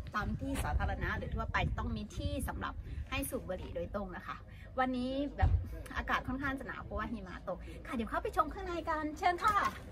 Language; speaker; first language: Thai; non-native, local second language; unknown